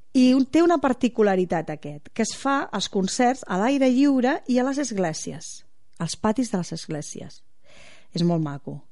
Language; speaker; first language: Catalan; non-native, local second language; Spanish